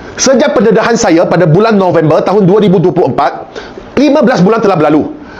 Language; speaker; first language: Malay; non-native, local second language; Chinese